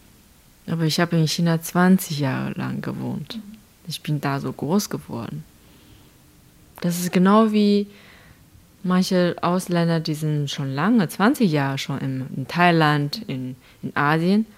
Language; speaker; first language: German; non-native, learner; Chinese